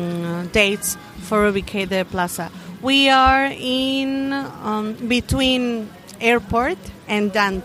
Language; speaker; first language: English; non-native, learner; Spanish